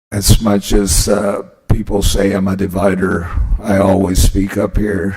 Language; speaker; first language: English; early bilingual, other home language; Spanish